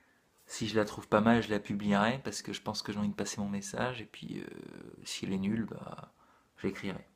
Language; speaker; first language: French; native; French